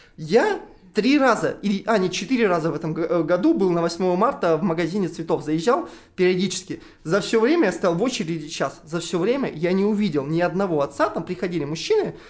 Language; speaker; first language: Russian; native; Russian